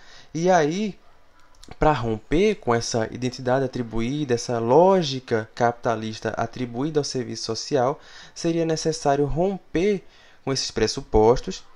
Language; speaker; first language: Portuguese; native; Portuguese